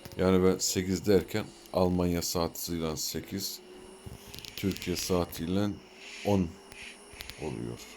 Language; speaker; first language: Turkish; early bilingual, heritage; Turkish